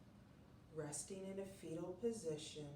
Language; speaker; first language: English; native; English